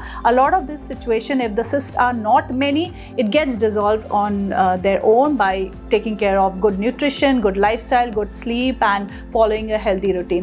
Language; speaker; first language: English; non-native, local second language; Hindi